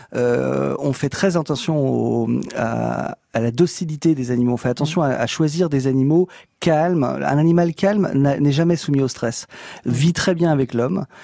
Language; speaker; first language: French; native; French